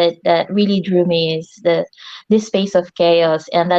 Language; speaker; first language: English; non-native, local second language; Filipino